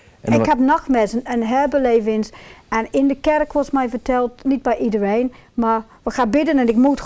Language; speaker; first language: Dutch; non-native, fluent; English